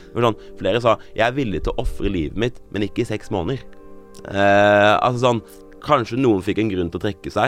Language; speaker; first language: Norwegian; native; Norwegian